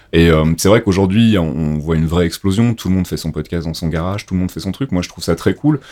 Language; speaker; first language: French; native; French